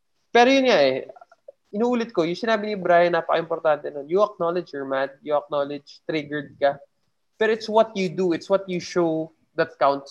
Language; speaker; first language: English; non-native, local second language; Filipino